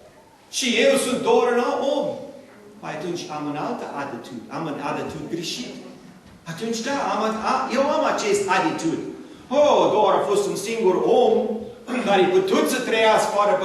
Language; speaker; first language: Romanian; non-native, learner; English